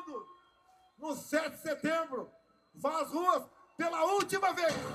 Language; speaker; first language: Portuguese; native; Portuguese